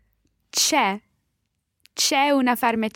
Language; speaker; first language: Italian; non-native, learner; English